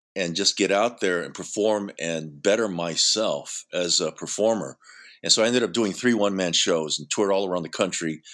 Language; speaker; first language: English; native; English